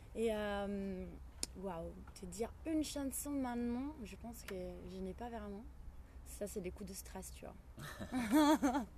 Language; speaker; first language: French; non-native, fluent; Italian